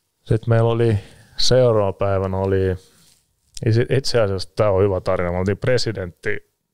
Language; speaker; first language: Finnish; early bilingual, other home language; Russian